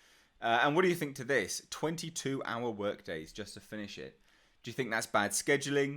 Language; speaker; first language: English; native; English